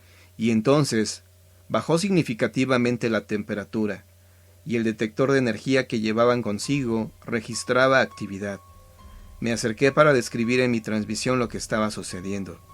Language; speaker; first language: Spanish; native; Spanish